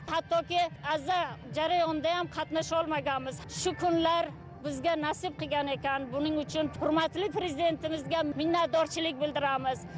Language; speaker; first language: Uzbek; non-native, local second language; Tajik